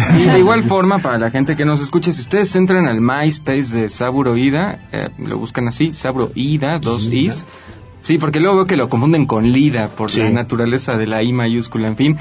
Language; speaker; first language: Spanish; native; Spanish